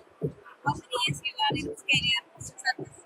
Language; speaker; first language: English; non-native, local second language; Malayalam